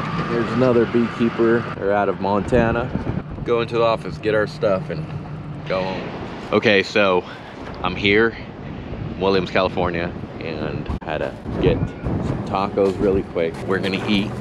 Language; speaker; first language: English; early bilingual, other home language; Spanish